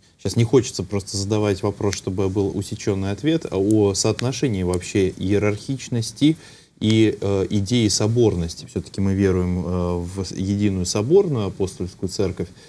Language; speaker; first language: Russian; native; Russian